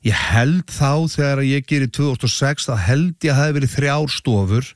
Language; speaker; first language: Icelandic; native; Icelandic